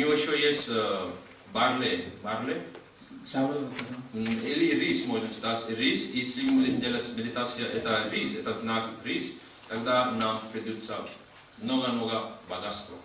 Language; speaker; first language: Russian; non-native, learner; Hindi